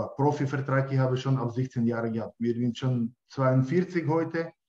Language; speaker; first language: German; non-native, learner; Ukrainian